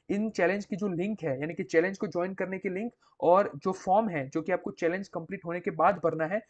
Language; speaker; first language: Hindi; non-native, local second language; Gujarati